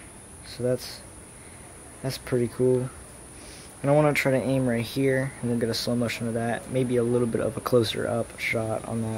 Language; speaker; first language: English; native; English